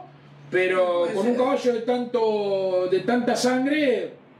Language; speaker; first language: Spanish; native; Spanish